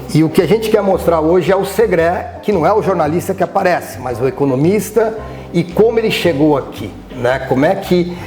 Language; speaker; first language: Portuguese; native; Portuguese